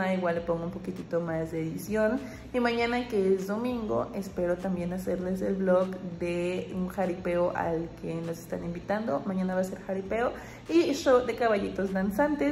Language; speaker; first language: Spanish; native; Spanish